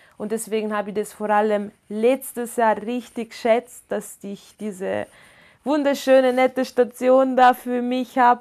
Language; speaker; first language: German; non-native, local second language; Ladin